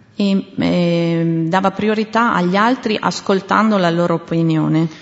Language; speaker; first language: Italian; native; Italian